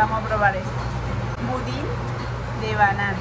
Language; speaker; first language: Spanish; non-native, fluent; French